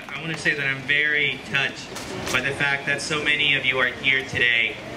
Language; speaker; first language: English; early bilingual, other home language; Spanish